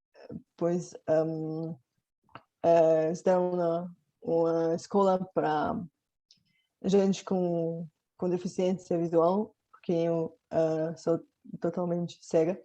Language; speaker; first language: Portuguese; non-native, fluent; Bulgarian